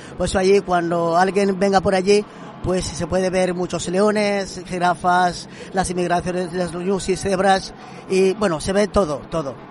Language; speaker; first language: Spanish; non-native, fluent; Swahili